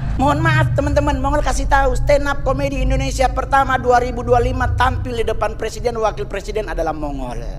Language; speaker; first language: Indonesian; native; Indonesian